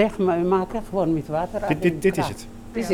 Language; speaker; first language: Dutch; non-native, learner; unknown